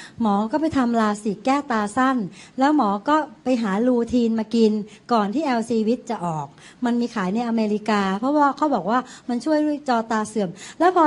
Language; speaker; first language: Thai; native; Thai